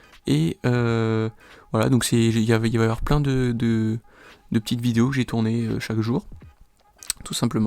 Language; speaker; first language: French; native; French